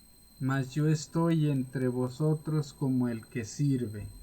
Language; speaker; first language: Spanish; native; Spanish